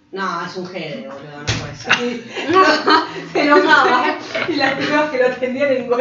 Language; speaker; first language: Spanish; native; Spanish